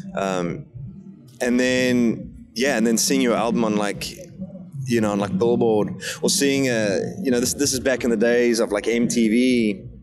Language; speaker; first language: English; native; English